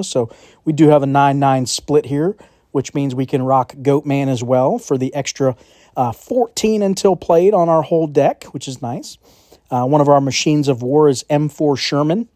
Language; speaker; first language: English; native; English